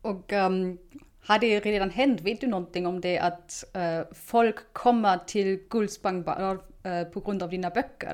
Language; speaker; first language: Swedish; non-native, fluent; German